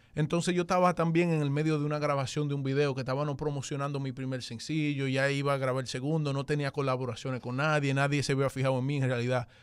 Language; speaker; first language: Spanish; early bilingual, heritage; Spanish